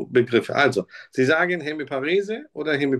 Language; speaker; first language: German; native; German